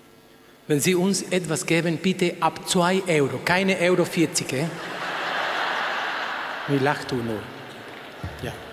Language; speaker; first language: German; non-native, learner; Spanish